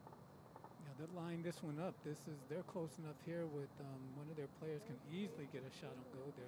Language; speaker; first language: English; native; English